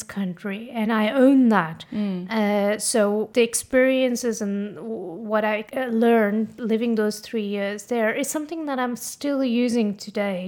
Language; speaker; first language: English; non-native, fluent; Norwegian